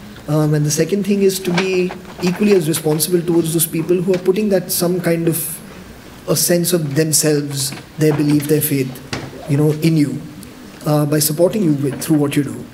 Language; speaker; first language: English; non-native, local second language; Hindi